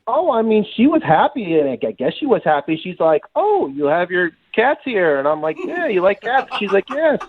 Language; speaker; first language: English; native; English